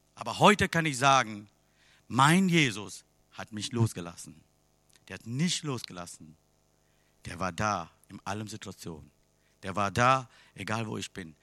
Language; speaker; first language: German; non-native, learner; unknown